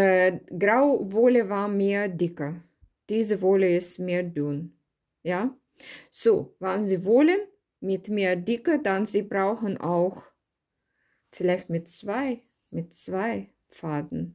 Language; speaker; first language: German; non-native, learner; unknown